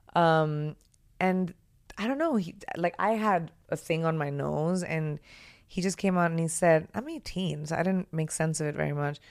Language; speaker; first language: English; non-native, local second language; Hindi